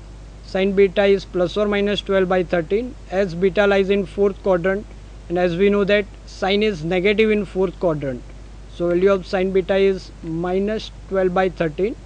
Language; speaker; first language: English; non-native, local second language; Gujarati